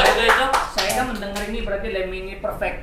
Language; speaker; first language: Indonesian; native; Indonesian